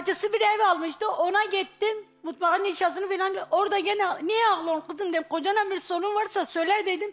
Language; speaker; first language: Turkish; native; Turkish